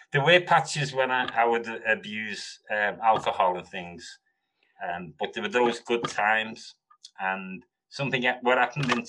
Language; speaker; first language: English; native; English